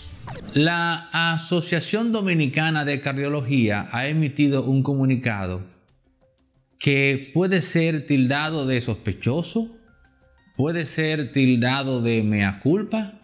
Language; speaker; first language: Spanish; native; Spanish